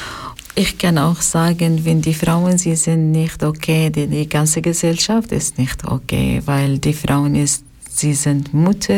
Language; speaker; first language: German; non-native, learner; Arabic